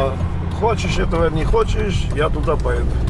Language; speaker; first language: Russian; non-native, learner; Armenian